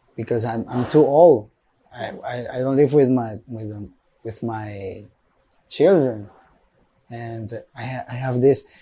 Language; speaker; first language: English; non-native, learner; Spanish